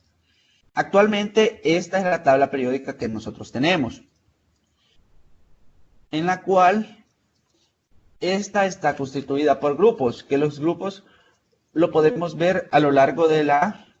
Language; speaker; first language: Spanish; native; Spanish